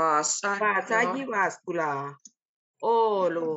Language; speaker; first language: Finnish; non-native, learner; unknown